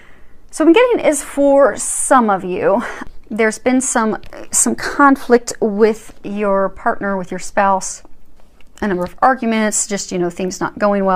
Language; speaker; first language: English; native; English